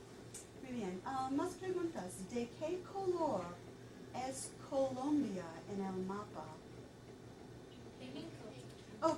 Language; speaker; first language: Spanish; non-native, fluent; English